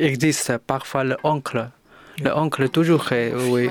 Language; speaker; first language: French; non-native, learner; Chinese